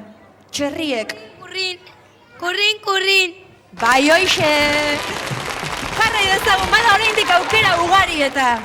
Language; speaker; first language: Basque; native; Basque